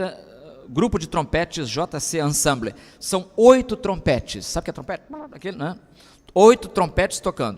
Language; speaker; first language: Portuguese; native; Portuguese